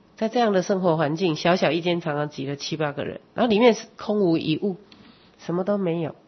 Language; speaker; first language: Chinese; native; Chinese